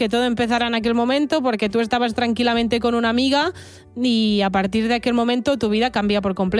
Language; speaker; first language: Spanish; non-native, local second language; Catalan